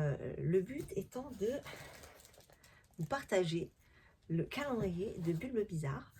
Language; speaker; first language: French; native; French